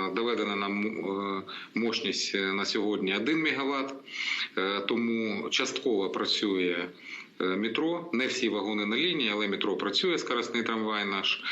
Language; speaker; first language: Ukrainian; native; Ukrainian